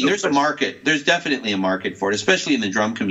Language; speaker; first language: English; native; English